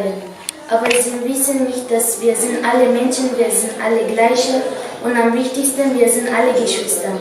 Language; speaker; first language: German; non-native, learner; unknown